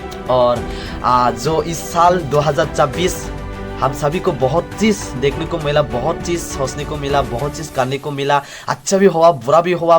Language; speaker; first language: Hindi; non-native, local second language; Kok Borok